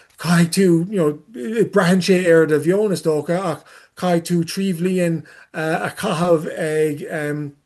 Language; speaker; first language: Irish; non-native, learner; English